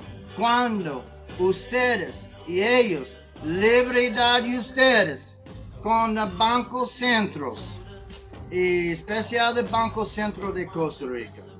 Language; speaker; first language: Spanish; non-native, learner; English